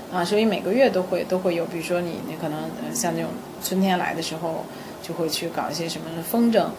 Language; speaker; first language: Chinese; native; Chinese